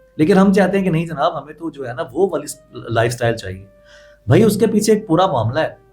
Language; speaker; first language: Urdu; non-native, local second language; Punjabi